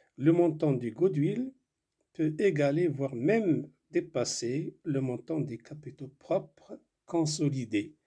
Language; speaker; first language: French; non-native, local second language; Arabic